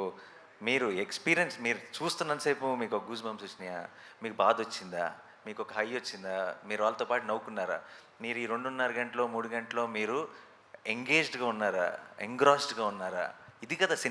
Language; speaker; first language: Telugu; native; Telugu